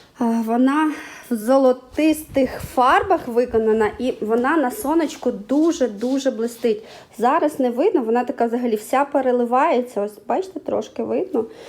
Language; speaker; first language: Ukrainian; non-native, local second language; Russian